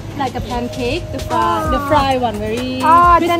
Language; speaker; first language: English; non-native, learner; Thai